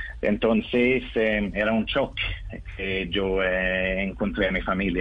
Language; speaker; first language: Spanish; non-native, learner; Norwegian